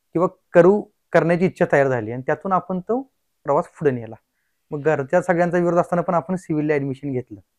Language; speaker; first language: Marathi; native; Marathi